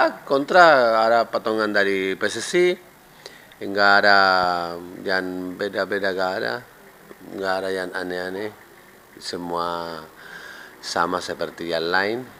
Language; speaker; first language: Indonesian; non-native, fluent; Spanish